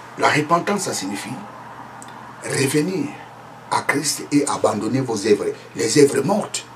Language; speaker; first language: French; non-native, local second language; Lingala